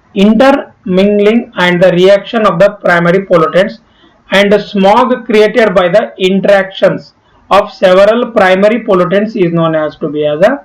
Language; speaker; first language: English; non-native, local second language; Kannada